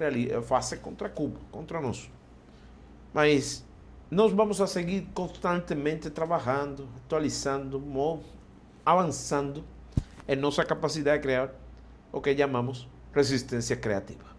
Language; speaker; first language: Portuguese; non-native, fluent; Spanish